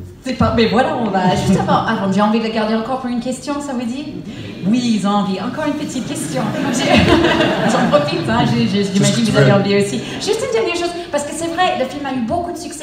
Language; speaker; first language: French; native; French